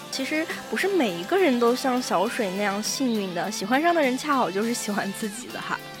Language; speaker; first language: Chinese; native; Chinese